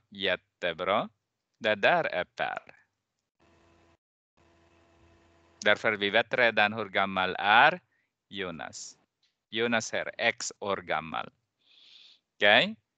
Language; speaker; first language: Swedish; non-native, fluent; Persian